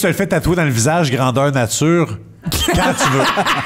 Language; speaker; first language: French; native; French